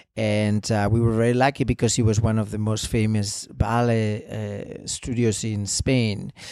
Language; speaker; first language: English; non-native, fluent; Spanish